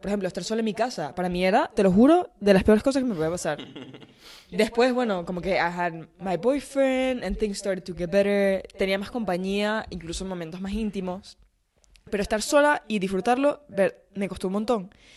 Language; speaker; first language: Spanish; native; Spanish